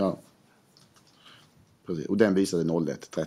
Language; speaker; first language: Swedish; native; Swedish